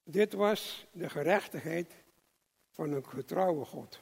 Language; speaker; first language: Dutch; non-native, local second language; English